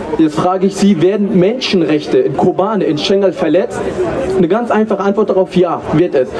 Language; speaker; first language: German; early bilingual, other home language; Kurdish